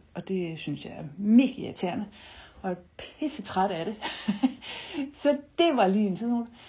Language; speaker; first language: Danish; native; Danish